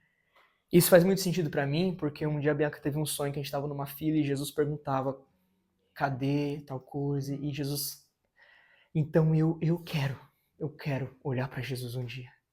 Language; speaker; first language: Portuguese; native; Portuguese